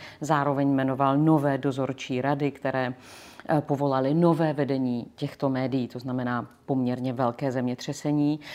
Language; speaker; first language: Czech; native; Czech